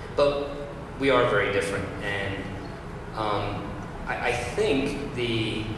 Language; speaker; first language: English; early bilingual, other home language; Romanian